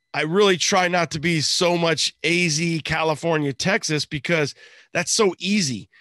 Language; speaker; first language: English; native; English